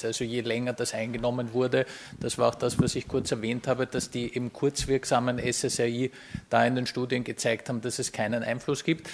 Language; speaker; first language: German; native; German